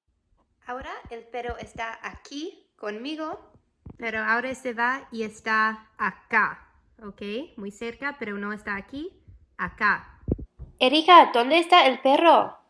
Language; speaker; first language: Spanish; non-native, learner; English